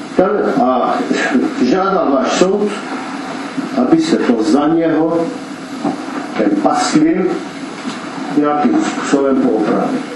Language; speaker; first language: Czech; non-native, fluent; Kurdish